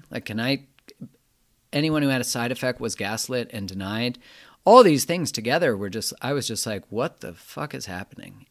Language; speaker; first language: English; native; English